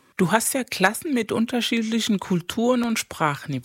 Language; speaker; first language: German; non-native, fluent; Spanish